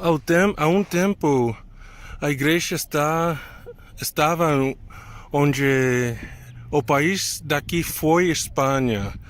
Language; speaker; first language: Portuguese; non-native, learner; English